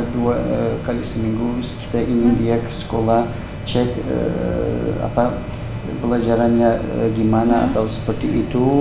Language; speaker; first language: Indonesian; non-native, fluent; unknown